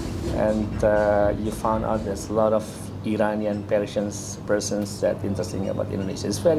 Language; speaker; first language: English; non-native, learner; Indonesian